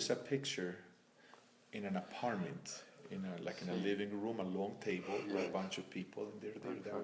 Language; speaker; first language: English; non-native, fluent; Spanish